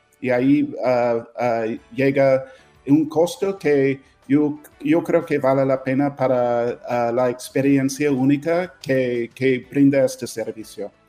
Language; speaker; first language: Spanish; non-native, fluent; English